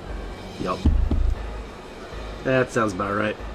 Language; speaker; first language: English; native; English